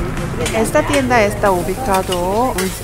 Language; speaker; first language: Spanish; non-native, learner; Korean